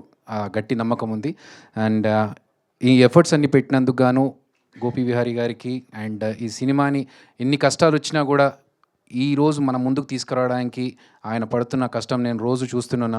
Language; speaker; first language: Telugu; native; Telugu